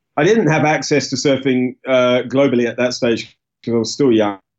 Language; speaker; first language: English; native; English